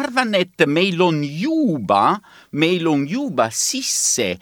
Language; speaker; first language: Estonian; non-native, learner; Italian